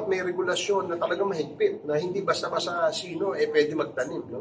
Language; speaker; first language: Filipino; native; Filipino